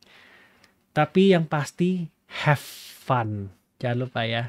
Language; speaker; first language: Indonesian; native; Indonesian